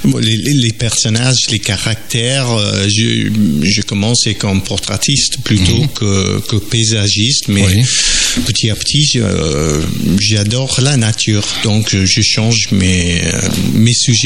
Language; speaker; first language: French; non-native, fluent; English